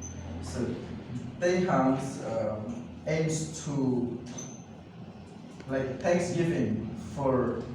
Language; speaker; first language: English; non-native, learner; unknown